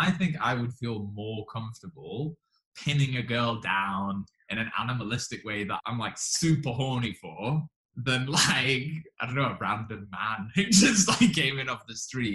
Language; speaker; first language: English; native; English